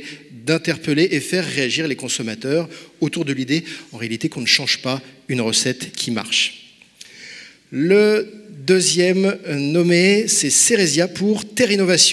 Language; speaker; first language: French; native; French